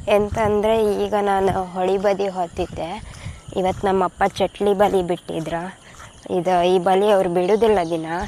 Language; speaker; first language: Kannada; non-native, local second language; Konkani